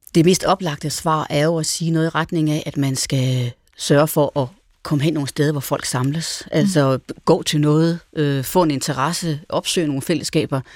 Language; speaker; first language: Danish; native; Danish